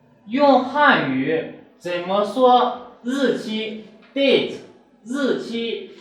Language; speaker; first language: Chinese; non-native, fluent; Urdu